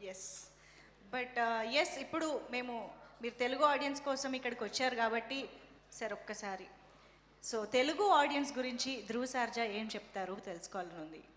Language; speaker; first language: Telugu; native; Telugu